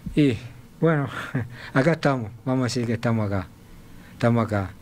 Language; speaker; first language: Spanish; native; Spanish